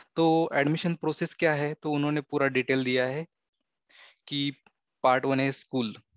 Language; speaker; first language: Hindi; non-native, local second language; Marathi